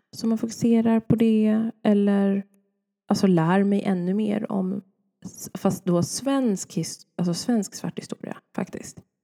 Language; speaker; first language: Swedish; native; Swedish